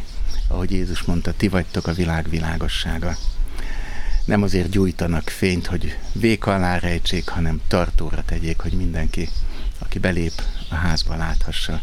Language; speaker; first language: Hungarian; native; Hungarian